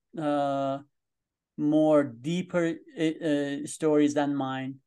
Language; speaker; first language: English; non-native, fluent; Persian